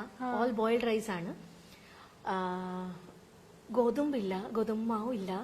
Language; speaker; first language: Malayalam; non-native, local second language; Bangla